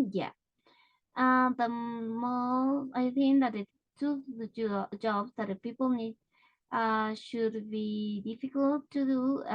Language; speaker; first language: English; non-native, learner; Spanish